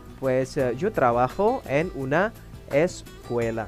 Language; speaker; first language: Spanish; non-native, fluent; Indonesian